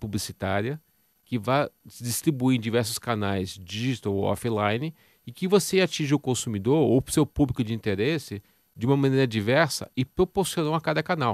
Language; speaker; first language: Portuguese; native; Portuguese